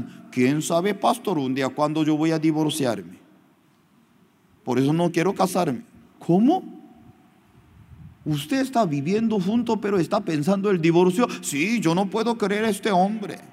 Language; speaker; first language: Spanish; non-native, fluent; Korean